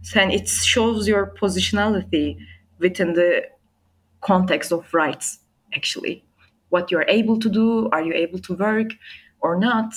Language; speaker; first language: English; non-native, fluent; Turkish